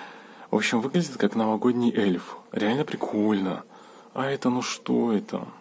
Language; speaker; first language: Russian; native; Russian